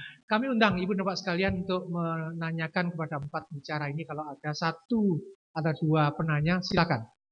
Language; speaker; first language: Indonesian; native; Indonesian